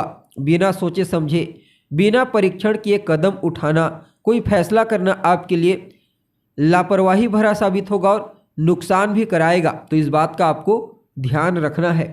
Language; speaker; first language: Hindi; native; Hindi